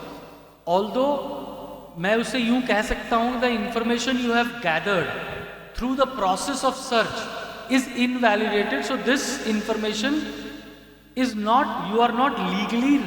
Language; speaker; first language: Hindi; native; Hindi